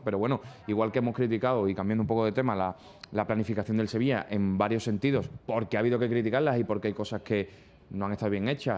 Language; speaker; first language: Spanish; native; Spanish